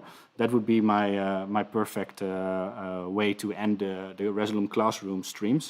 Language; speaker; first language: English; non-native, fluent; Dutch